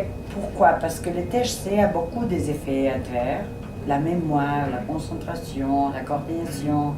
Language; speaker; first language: French; non-native, fluent; Spanish